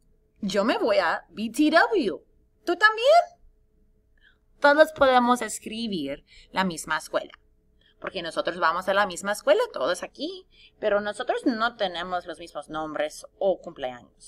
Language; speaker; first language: Spanish; non-native, fluent; English